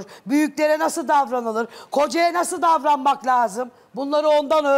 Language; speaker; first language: Turkish; native; Turkish